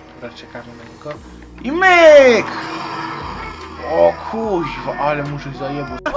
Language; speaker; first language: Polish; native; Polish